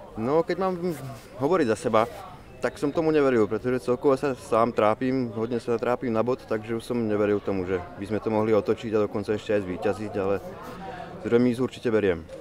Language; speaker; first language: Czech; non-native, local second language; Slovak